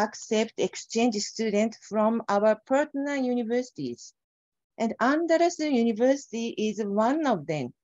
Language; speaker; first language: English; non-native, fluent; Japanese